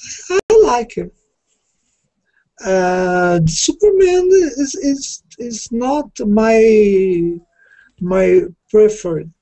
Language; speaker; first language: English; non-native, learner; Portuguese